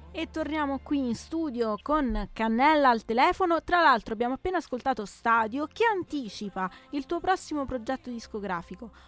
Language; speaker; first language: Italian; native; Italian